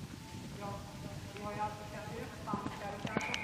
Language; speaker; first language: Swedish; native; Swedish